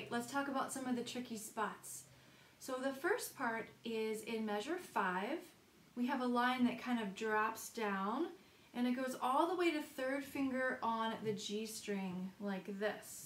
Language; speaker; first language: English; native; English